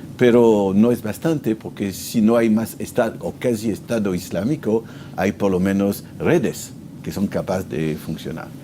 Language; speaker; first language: Spanish; non-native, fluent; French